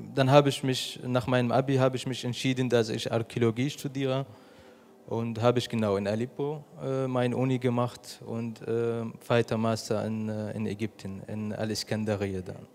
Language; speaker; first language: German; non-native, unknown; Arabic